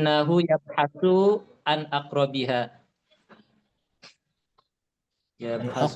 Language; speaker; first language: Arabic; non-native, learner; Indonesian